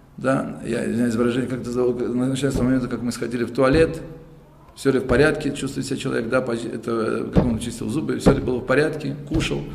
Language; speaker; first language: Russian; early bilingual, heritage; Russian